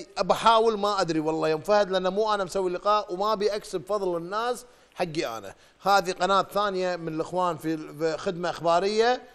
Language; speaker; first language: Arabic; native; Arabic